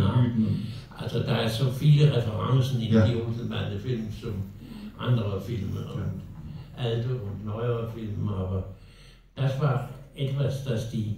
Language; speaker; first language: German; non-native, learner; Danish